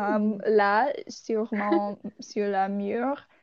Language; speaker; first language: French; non-native, learner; English